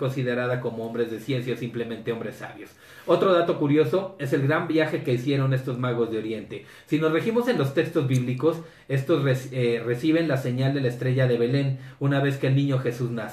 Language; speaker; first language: Spanish; native; Spanish